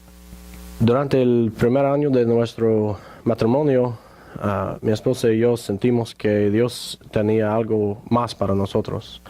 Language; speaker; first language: Spanish; non-native, fluent; English